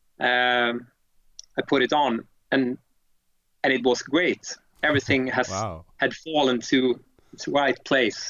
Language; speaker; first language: English; non-native, fluent; Swedish